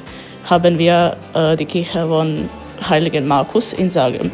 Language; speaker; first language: German; non-native, learner; Croatian